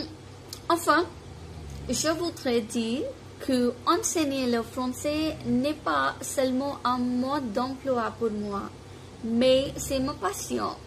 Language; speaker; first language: French; non-native, fluent; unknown